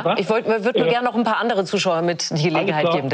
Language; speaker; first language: German; native; German